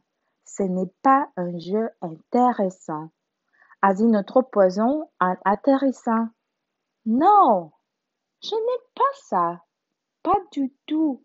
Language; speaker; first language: French; non-native, learner; Spanish